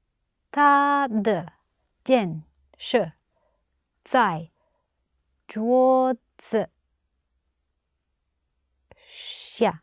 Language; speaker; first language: Chinese; non-native, learner; English